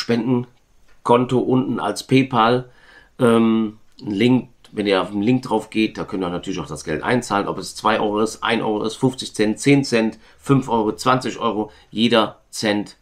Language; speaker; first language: German; native; German